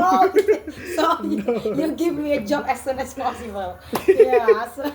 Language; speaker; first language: English; non-native, learner; Indonesian